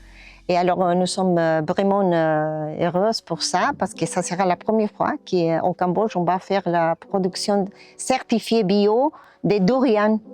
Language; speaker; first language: French; non-native, learner; Spanish